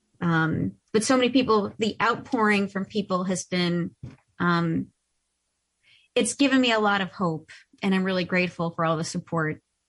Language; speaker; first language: English; early bilingual, other home language; Ukrainian